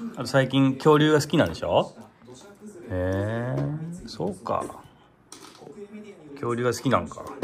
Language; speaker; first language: Japanese; native; Japanese